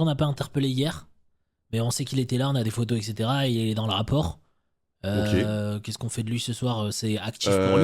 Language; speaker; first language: French; native; French